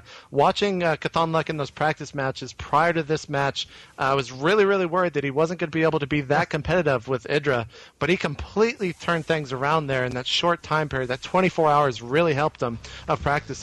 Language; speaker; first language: English; native; English